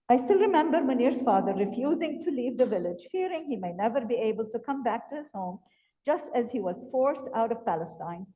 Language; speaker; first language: English; non-native, fluent; Arabic